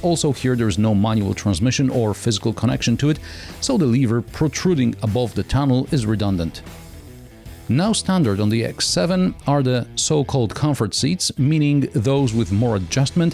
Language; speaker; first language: English; non-native, fluent; Polish